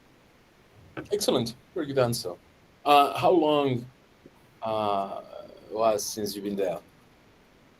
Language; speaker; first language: English; non-native, fluent; Spanish